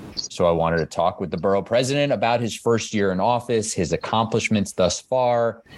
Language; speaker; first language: English; native; English